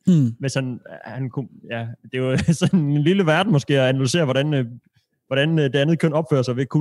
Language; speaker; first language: Danish; native; Danish